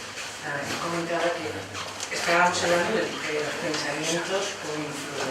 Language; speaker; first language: Spanish; native; Spanish